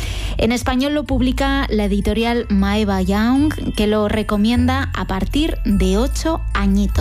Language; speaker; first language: Spanish; native; Spanish